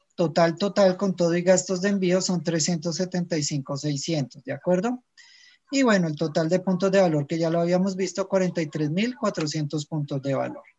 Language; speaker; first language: Spanish; native; Spanish